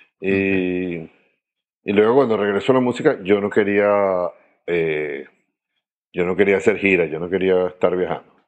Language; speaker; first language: Spanish; native; Spanish